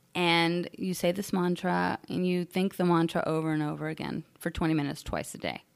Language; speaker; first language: English; native; English